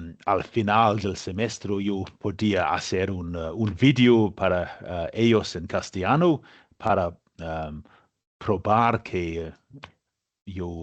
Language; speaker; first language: Spanish; non-native, learner; English